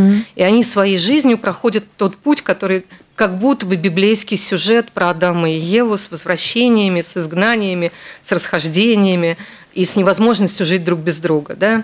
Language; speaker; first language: Russian; native; Russian